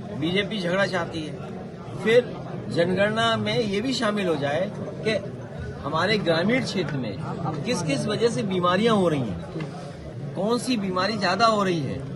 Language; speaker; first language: Hindi; native; Hindi